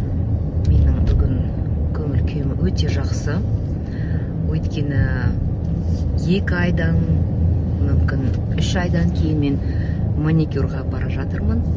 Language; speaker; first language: Kazakh; non-native, local second language; Russian